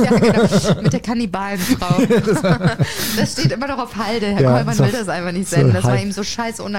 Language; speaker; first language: German; native; German